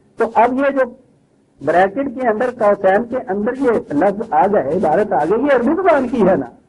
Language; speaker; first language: Urdu; non-native, local second language; Punjabi